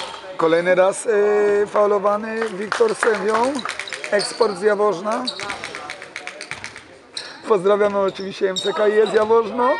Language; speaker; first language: Polish; native; Polish